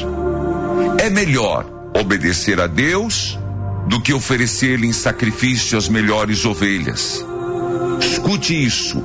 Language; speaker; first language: Portuguese; native; Portuguese